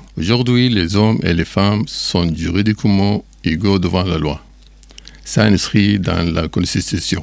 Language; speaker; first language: French; non-native, learner; Arabic